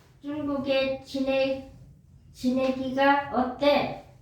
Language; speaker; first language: Korean; non-native, learner; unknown